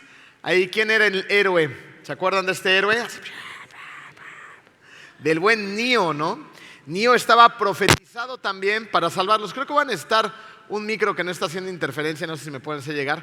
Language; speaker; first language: Spanish; native; Spanish